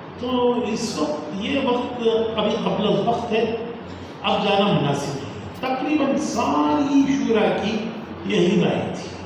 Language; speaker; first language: Urdu; native; Urdu